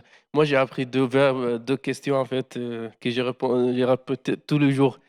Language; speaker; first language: French; non-native, learner; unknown